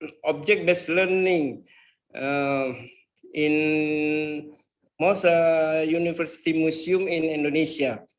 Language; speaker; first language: English; non-native, fluent; Indonesian